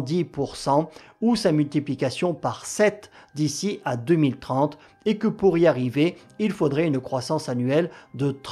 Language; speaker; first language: French; native; French